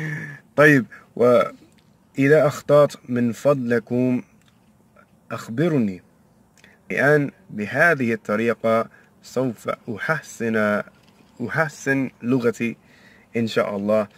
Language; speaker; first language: Arabic; non-native, learner; English